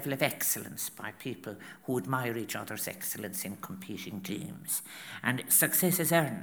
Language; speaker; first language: English; native; English